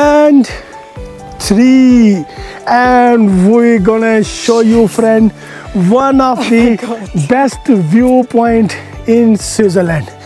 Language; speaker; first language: English; non-native, learner; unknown